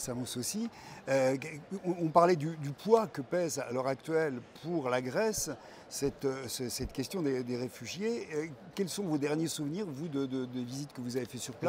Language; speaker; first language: French; native; French